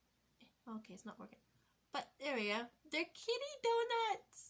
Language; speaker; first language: English; native; English